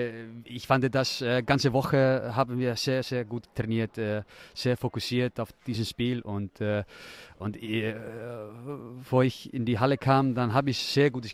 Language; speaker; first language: German; non-native, fluent; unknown